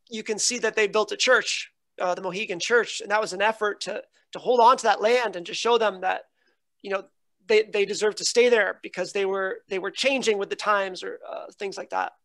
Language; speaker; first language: English; native; English